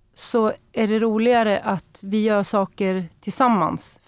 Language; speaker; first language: Norwegian; non-native, fluent; Swedish